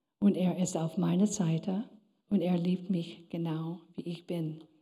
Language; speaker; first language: German; non-native, fluent; English